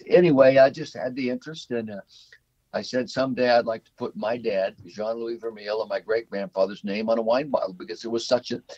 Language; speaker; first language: English; native; English